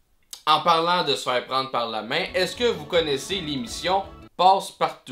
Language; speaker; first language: French; native; French